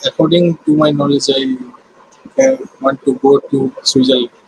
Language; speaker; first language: English; non-native, learner; Bangla